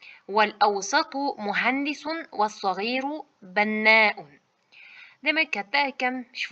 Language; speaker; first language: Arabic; non-native, fluent; Uzbek